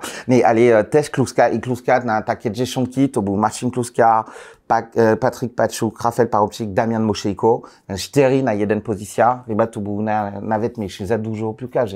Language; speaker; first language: Polish; non-native, learner; French